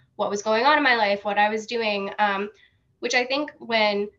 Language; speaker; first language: English; native; English